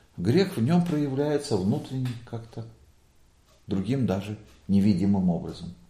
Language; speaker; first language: Russian; non-native, local second language; Latvian